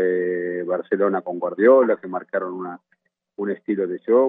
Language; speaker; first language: Portuguese; non-native, fluent; Spanish